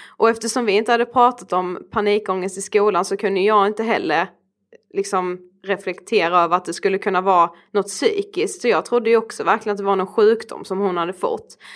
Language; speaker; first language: Swedish; native; Swedish